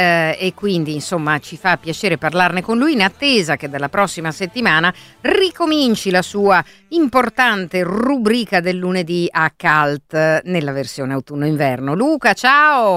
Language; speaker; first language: Italian; native; Italian